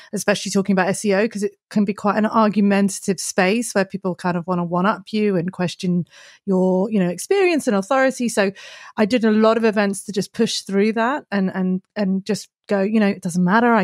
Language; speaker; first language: English; native; English